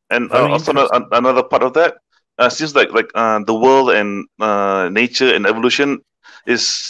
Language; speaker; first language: English; non-native, local second language; Malay